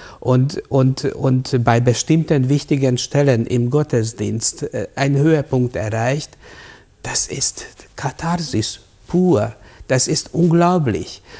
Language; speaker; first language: German; non-native, fluent; Hungarian